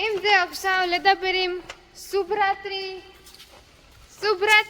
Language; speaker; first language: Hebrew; non-native, learner; Gujarati